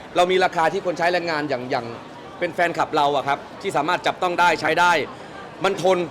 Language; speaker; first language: Thai; native; Thai